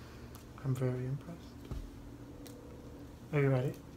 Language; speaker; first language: English; native; English